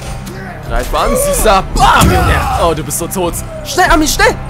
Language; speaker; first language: German; native; German